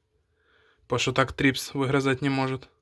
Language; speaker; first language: Russian; native; Russian